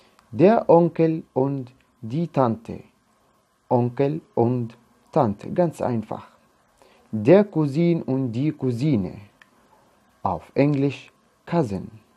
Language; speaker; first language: German; non-native, fluent; Arabic